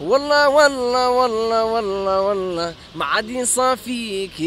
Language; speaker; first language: Arabic; native; Arabic